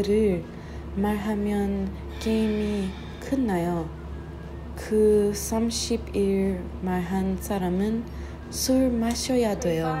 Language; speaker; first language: Korean; non-native, learner; English